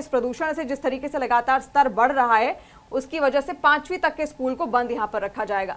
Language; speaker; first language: Hindi; native; Hindi